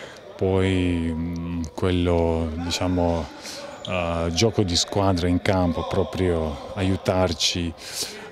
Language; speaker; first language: Italian; non-native, fluent; Lithuanian